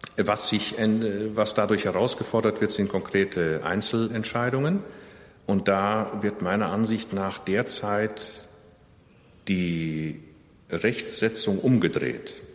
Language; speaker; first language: German; native; German